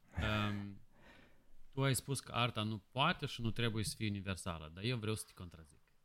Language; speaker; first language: Romanian; non-native, local second language; Russian